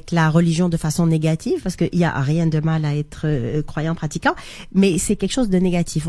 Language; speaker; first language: French; non-native, local second language; Arabic